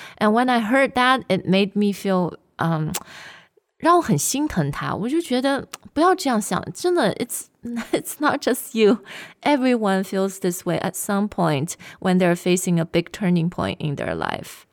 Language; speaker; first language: English; non-native, fluent; Chinese